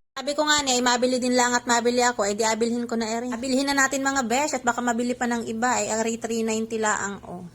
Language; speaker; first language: Filipino; native; Filipino